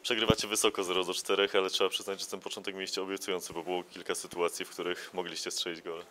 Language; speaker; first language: Polish; native; Polish